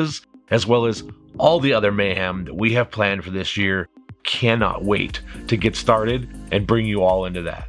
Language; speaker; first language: English; native; English